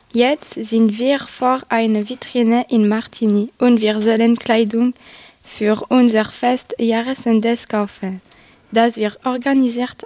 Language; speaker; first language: German; non-native, learner; French